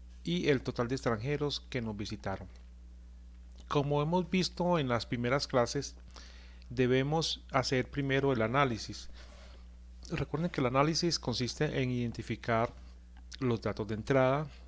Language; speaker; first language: Spanish; native; Spanish